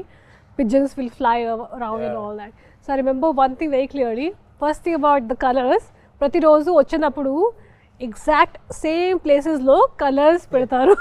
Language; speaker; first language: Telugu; non-native, fluent; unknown